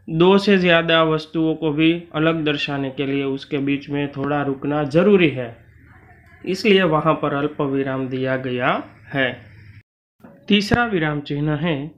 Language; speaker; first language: Hindi; non-native, local second language; Gujarati